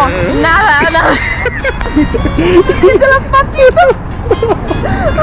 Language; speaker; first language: Spanish; non-native, fluent; Portuguese